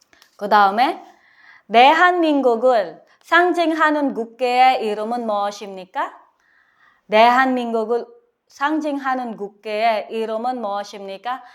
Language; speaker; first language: Korean; non-native, learner; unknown